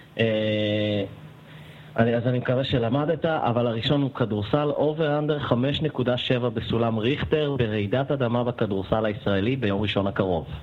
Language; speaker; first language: Hebrew; native; Hebrew